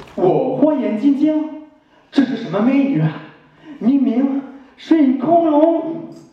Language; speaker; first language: Chinese; non-native, fluent; French